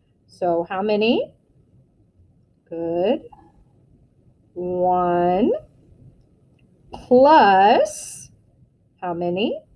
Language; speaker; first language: English; native; English